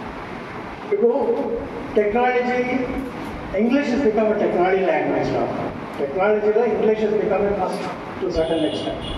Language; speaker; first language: Telugu; non-native, fluent; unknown